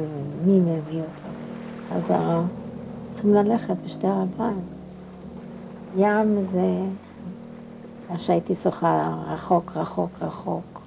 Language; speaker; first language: Hebrew; non-native, fluent; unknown